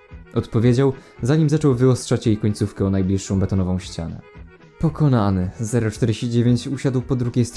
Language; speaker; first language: Polish; native; Polish